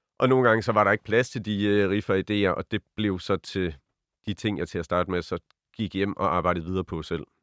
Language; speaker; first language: Danish; native; Danish